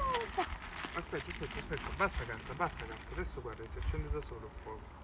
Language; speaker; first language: Italian; native; Italian